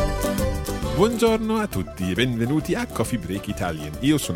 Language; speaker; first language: Italian; non-native, fluent; English